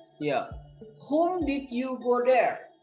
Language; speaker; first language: English; non-native, learner; Indonesian